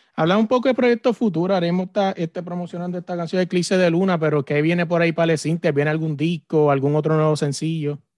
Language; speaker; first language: Spanish; native; Spanish